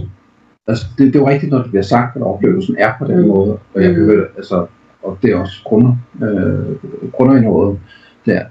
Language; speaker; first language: Danish; native; Danish